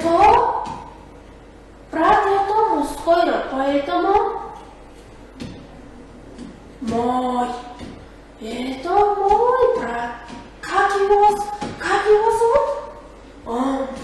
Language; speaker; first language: Russian; non-native, fluent; Mongolian